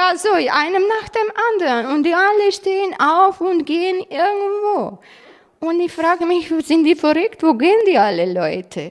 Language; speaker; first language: German; non-native, fluent; Croatian